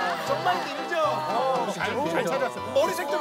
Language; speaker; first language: Korean; native; Korean